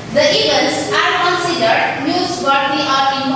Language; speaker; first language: English; non-native, learner; Indonesian